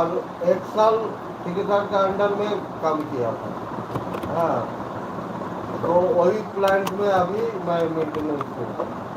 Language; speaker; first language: Hindi; non-native, local second language; Santali